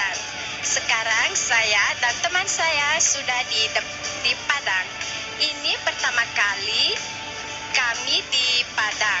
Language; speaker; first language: Indonesian; non-native, learner; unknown